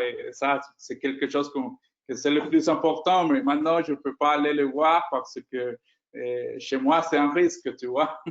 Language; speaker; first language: French; non-native, fluent; Spanish